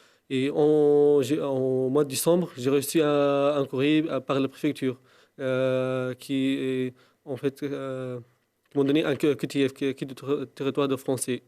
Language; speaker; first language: French; non-native, local second language; Arabic